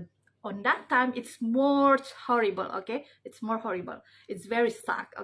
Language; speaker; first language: English; non-native, learner; Indonesian